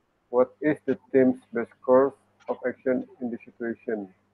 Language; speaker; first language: English; non-native, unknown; Indonesian